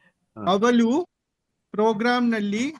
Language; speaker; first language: Kannada; non-native, learner; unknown